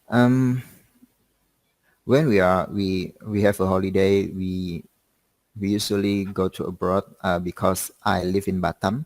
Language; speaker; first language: English; non-native, learner; Indonesian